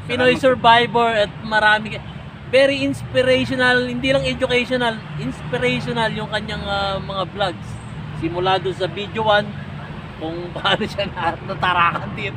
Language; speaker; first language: Filipino; native; Filipino